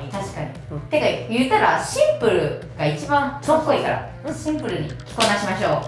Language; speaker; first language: Japanese; native; Japanese